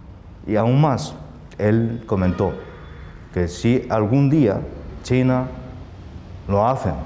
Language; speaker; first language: Spanish; non-native, fluent; Chinese